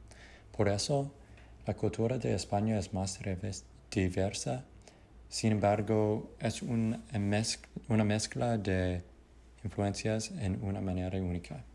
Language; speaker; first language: Spanish; non-native, learner; English